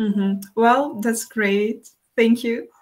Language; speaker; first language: English; non-native, fluent; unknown